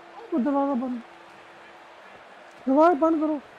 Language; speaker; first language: Hindi; native; Hindi